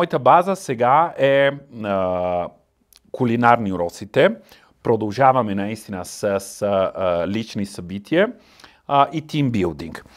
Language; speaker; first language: Bulgarian; non-native, learner; Italian